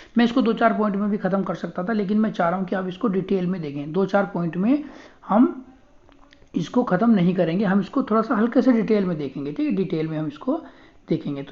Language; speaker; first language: Hindi; native; Hindi